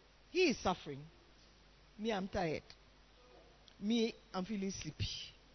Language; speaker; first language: English; non-native, local second language; Akan